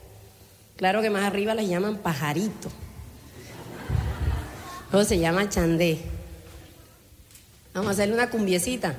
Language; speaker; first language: Spanish; native; Spanish